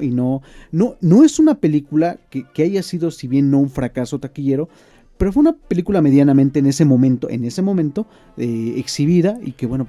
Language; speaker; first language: Spanish; native; Spanish